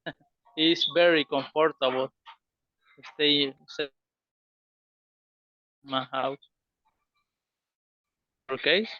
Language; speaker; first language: English; non-native, learner; Spanish